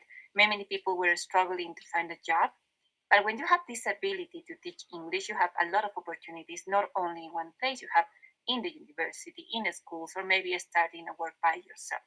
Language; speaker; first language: English; non-native, fluent; Spanish